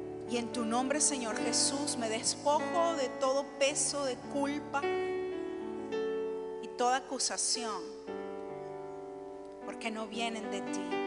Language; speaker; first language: Spanish; native; Spanish